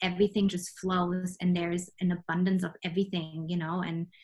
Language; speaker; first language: English; non-native, fluent; German